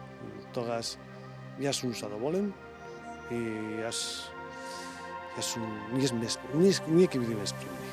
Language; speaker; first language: Macedonian; non-native, learner; Spanish